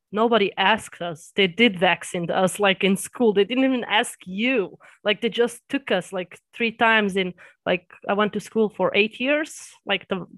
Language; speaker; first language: English; early bilingual, other home language; Serbian